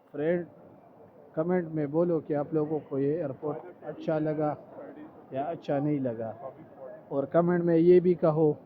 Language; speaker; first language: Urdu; non-native, local second language; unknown